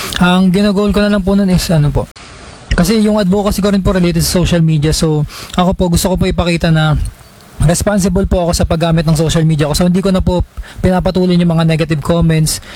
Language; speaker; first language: Filipino; native; Filipino